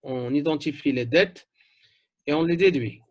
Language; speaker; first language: French; non-native, local second language; Arabic